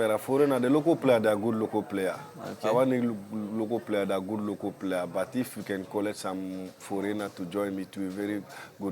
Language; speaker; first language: English; non-native, learner; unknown